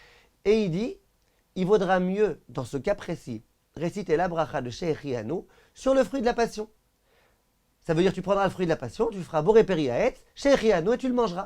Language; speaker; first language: French; native; French